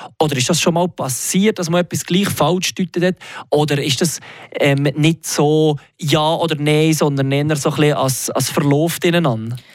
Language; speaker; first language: German; native; German